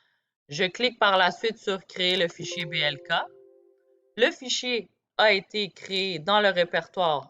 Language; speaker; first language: French; native; French